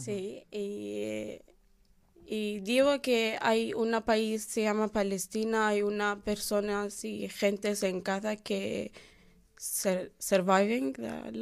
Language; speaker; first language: Spanish; non-native, learner; Arabic